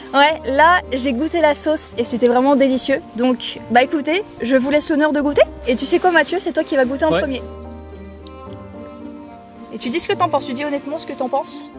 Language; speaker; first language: French; native; French